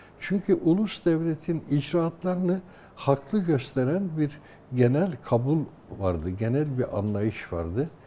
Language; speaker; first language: Turkish; native; Turkish